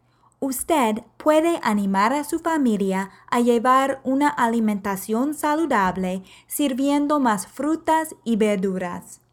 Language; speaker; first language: Spanish; non-native, fluent; English